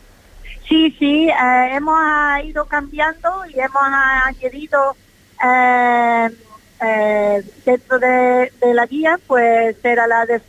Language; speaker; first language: Spanish; non-native, fluent; English